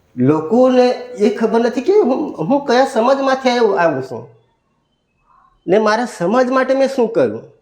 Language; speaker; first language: Gujarati; non-native, local second language; Kukna